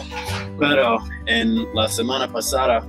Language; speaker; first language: Spanish; non-native, learner; English